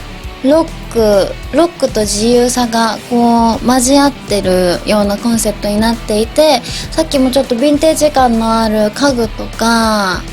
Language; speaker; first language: Japanese; native; Japanese